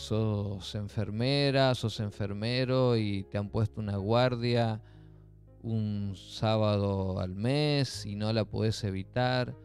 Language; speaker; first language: Spanish; native; Spanish